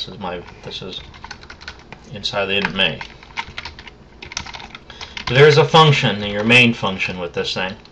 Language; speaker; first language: English; native; English